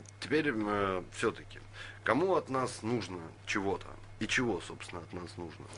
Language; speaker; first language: Russian; native; Russian